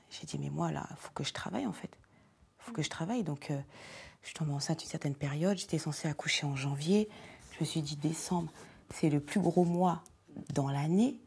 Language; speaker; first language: French; native; French